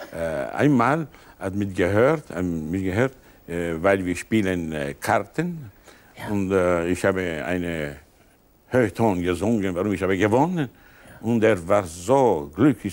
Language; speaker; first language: German; non-native, learner; Italian